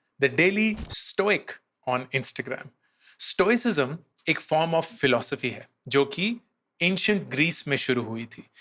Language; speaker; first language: Hindi; native; Hindi